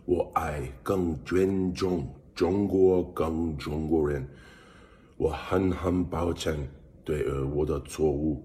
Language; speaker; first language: Chinese; non-native, learner; English